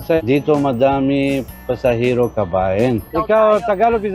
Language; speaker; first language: Filipino; non-native, learner; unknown